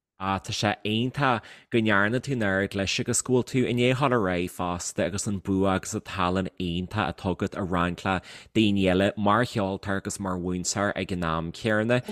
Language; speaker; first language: Irish; native; Irish